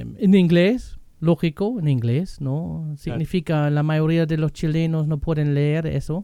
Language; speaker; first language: Spanish; non-native, fluent; German